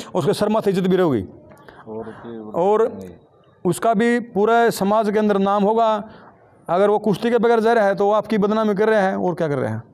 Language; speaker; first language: Hindi; native; Hindi